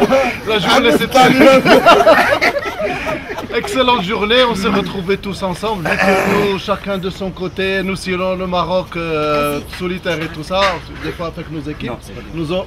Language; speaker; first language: French; non-native, local second language; Arabic